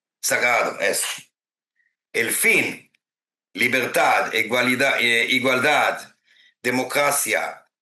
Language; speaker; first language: Spanish; non-native, fluent; Hebrew